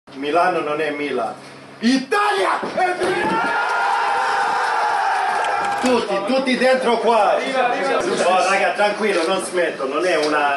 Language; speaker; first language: Italian; non-native, fluent; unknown